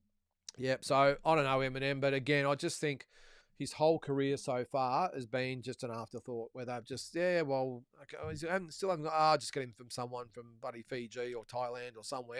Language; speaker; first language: English; native; English